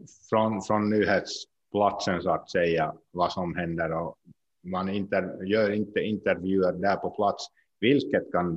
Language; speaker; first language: Swedish; non-native, local second language; Finnish